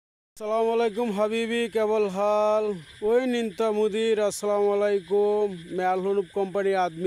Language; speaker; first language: Hindi; non-native, learner; Bangla